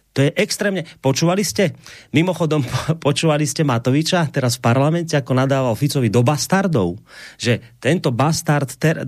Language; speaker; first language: Slovak; native; Slovak